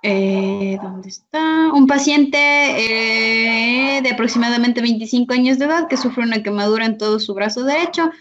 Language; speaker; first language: Spanish; native; Spanish